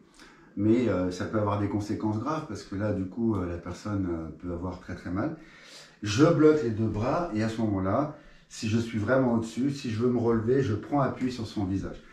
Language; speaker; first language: French; native; French